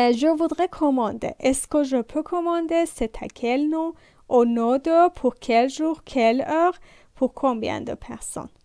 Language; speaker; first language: French; non-native, fluent; Persian